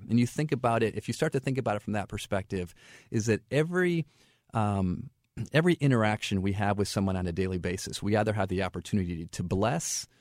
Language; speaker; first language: English; native; English